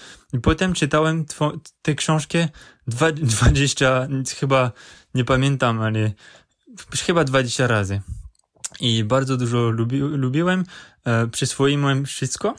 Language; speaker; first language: Polish; non-native, learner; French